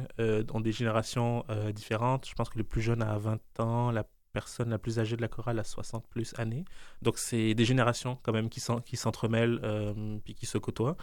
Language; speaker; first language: French; native; French